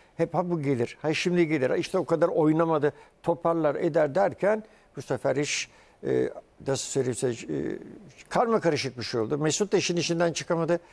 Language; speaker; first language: Turkish; early bilingual, heritage; Turkish